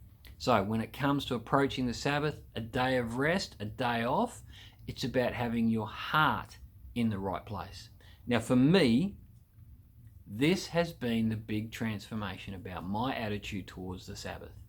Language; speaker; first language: English; native; English